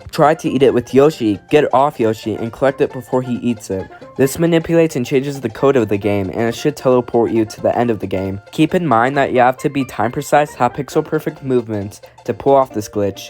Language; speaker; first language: English; native; English